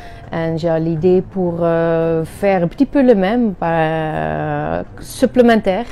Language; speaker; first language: French; non-native, learner; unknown